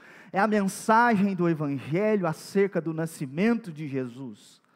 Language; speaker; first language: Portuguese; native; Portuguese